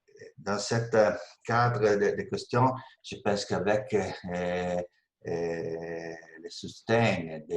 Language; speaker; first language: French; non-native, learner; Italian